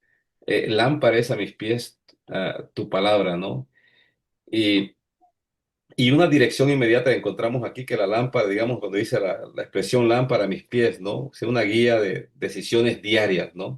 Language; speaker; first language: Spanish; native; Spanish